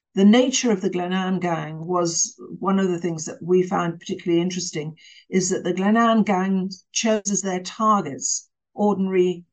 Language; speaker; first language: English; native; English